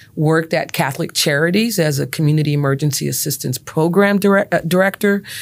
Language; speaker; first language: English; native; English